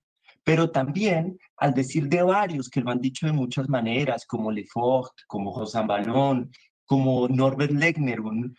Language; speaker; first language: Spanish; native; Spanish